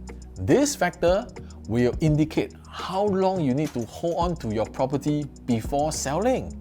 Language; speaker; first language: English; native; English